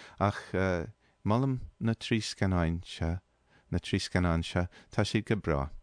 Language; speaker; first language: Irish; non-native, fluent; English